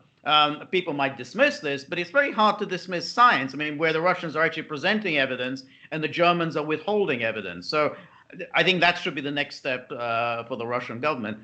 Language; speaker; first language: English; native; English